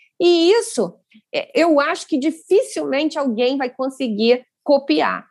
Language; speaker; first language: Portuguese; native; Portuguese